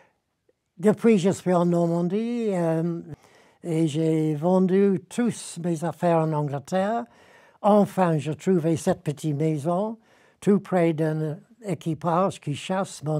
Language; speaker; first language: French; non-native, learner; English